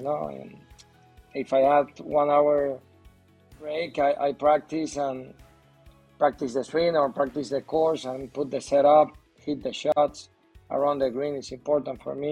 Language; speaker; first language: English; non-native, learner; Spanish